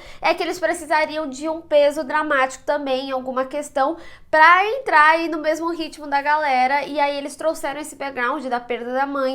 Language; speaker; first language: Portuguese; native; Portuguese